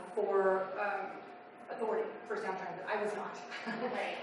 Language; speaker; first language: English; native; English